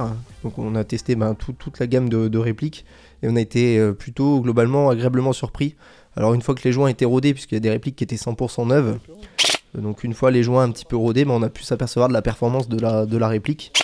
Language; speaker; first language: French; native; French